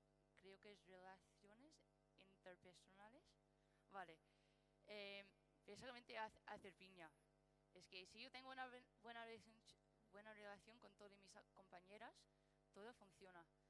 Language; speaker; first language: Spanish; non-native, learner; English